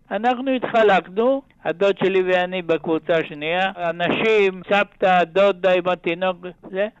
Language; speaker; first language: Hebrew; non-native, fluent; Ladino